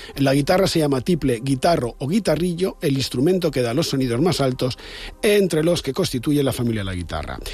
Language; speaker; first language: Spanish; non-native, local second language; Catalan